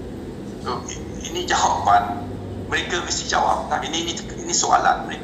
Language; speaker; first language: Indonesian; non-native, local second language; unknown